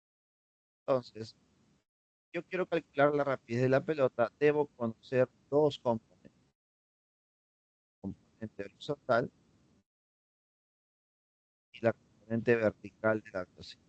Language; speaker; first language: Spanish; native; Spanish